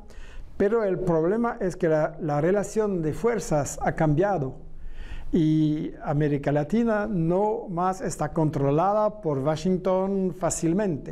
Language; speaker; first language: Spanish; non-native, fluent; French